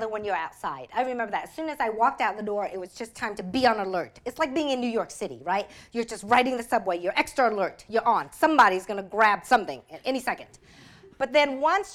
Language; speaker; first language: English; early bilingual, other home language; Vietnamese